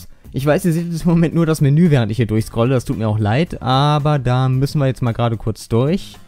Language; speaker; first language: German; native; German